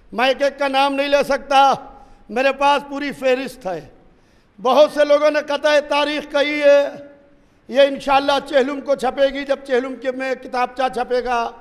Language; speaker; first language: Urdu; native; Urdu